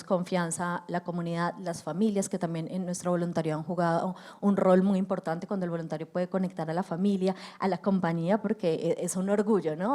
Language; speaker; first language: Spanish; native; Spanish